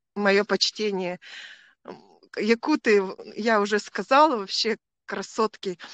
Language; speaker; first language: Russian; native; Russian